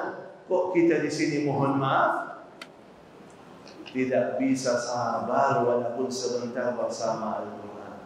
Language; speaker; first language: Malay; non-native, fluent; Arabic